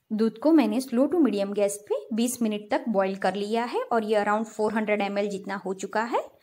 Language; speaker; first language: Hindi; non-native, local second language; Gujarati